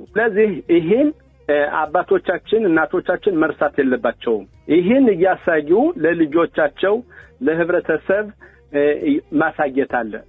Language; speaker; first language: Amharic; native; Amharic